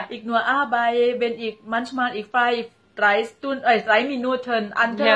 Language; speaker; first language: German; non-native, learner; Thai